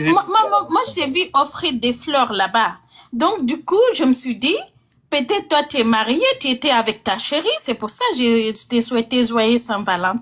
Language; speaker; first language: French; non-native, local second language; Fula